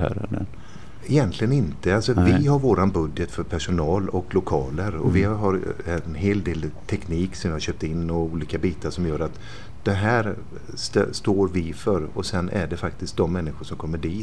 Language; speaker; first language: Swedish; native; Swedish